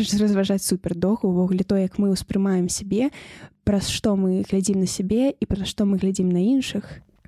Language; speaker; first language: Belarusian; non-native, local second language; Russian